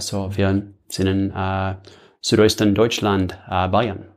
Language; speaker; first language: German; non-native, learner; English